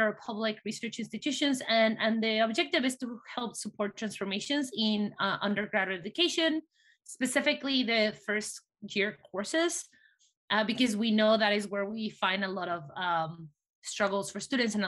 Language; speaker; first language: English; non-native, fluent; Spanish